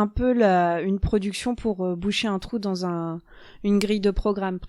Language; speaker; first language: French; native; French